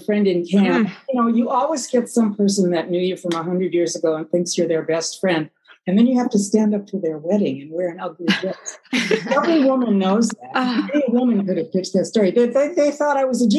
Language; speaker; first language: English; native; English